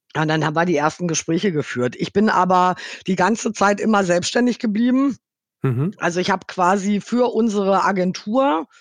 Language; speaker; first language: German; native; German